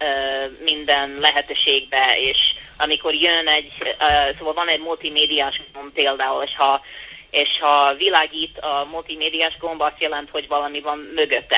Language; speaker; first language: Hungarian; early bilingual, heritage; Hungarian